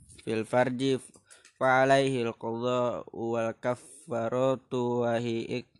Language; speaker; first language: Arabic; non-native, learner; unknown